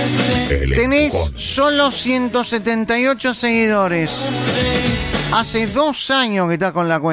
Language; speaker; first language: Spanish; native; Spanish